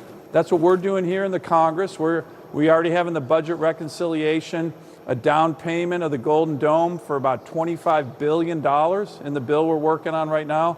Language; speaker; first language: English; native; English